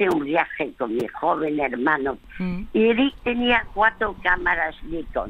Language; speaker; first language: Spanish; early bilingual, other home language; French